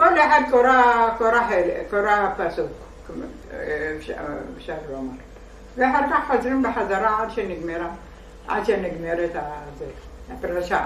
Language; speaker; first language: Hebrew; non-native, fluent; Arabic